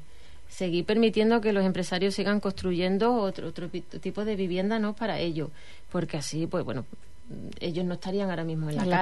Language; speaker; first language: Spanish; native; Spanish